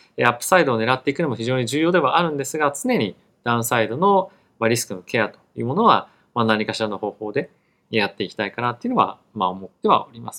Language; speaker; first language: Japanese; native; Japanese